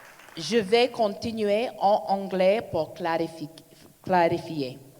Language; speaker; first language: French; non-native, learner; English